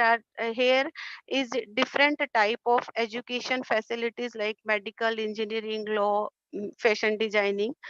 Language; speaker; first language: English; non-native, learner; Hindi